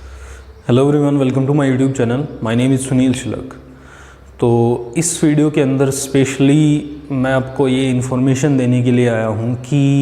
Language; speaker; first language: Hindi; native; Hindi